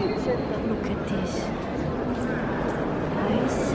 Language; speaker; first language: English; non-native, learner; Indonesian